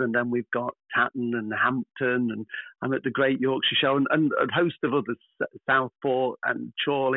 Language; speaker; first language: English; native; English